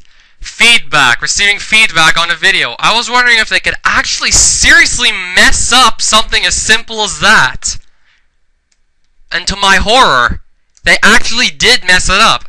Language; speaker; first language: English; native; English